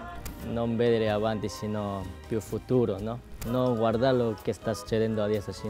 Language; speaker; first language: Italian; non-native, learner; Korean